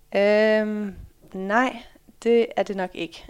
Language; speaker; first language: Danish; early bilingual, other home language; Dutch